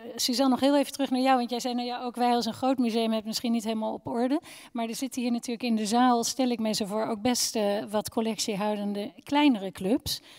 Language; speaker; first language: Dutch; native; Dutch